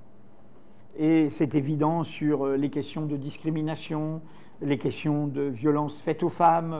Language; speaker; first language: French; native; French